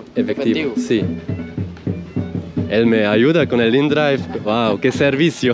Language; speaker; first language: Spanish; non-native, learner; Swiss German